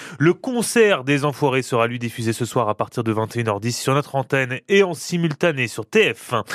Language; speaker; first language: French; native; French